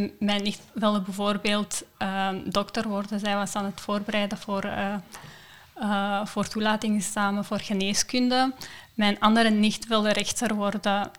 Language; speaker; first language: Dutch; non-native, fluent; Persian